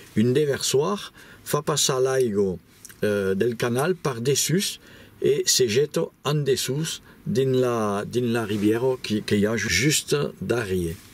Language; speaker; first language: Occitan; native; Occitan